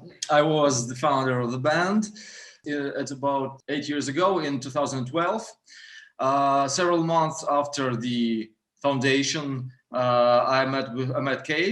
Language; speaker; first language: English; non-native, fluent; Ukrainian